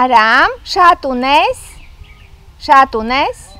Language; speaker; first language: Russian; non-native, fluent; Armenian